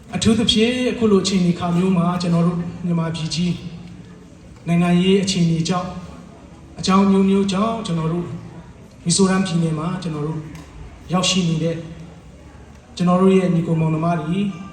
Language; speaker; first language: Burmese; non-native, local second language; Hakha Chin